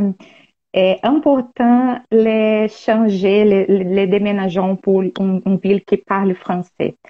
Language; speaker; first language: French; non-native, learner; Portuguese